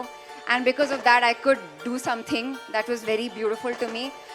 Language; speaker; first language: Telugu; non-native, fluent; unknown